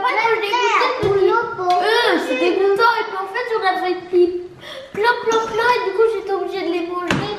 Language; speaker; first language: French; early bilingual, other home language; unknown